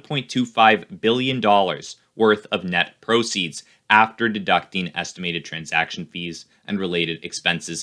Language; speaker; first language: English; native; English